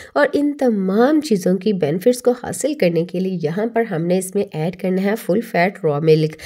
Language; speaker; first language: Hindi; native; Hindi